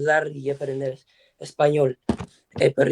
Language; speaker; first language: Spanish; non-native, learner; English